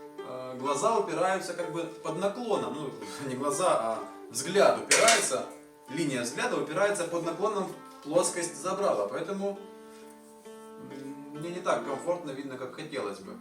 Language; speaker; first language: Russian; native; Russian